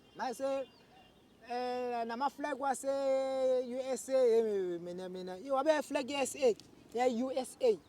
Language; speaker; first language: Zulu; non-native, local second language; Southern Sotho